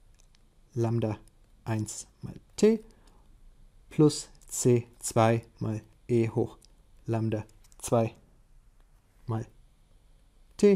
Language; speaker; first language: German; native; German